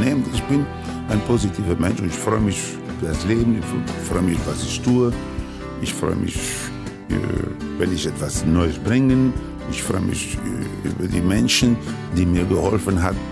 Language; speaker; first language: German; non-native, fluent; Spanish